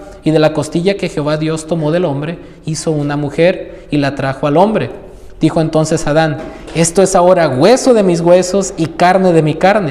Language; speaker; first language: Spanish; native; Spanish